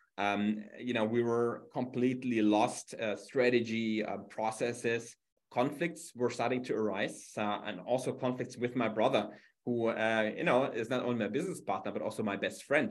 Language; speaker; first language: English; non-native, fluent; German